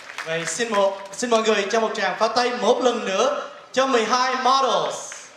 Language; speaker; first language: Vietnamese; early bilingual, heritage; Vietnamese